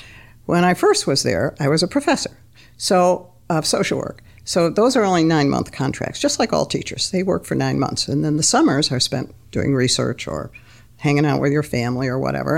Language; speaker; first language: English; native; English